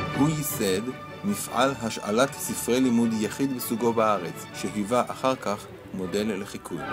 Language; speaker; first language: Hebrew; native; Hebrew